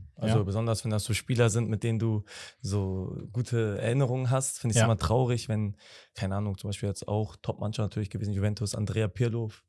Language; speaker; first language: German; native; German